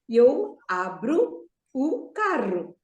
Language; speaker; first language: Portuguese; non-native, fluent; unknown